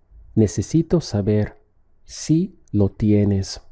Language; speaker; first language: Spanish; non-native, fluent; English